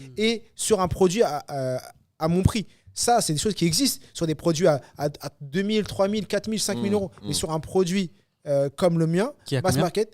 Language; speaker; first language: French; native; French